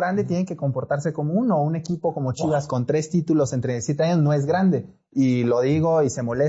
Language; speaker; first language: Spanish; native; Spanish